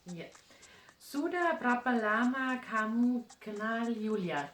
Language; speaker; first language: Indonesian; non-native, learner; German